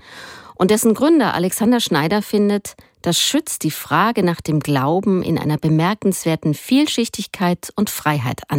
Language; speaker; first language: German; native; German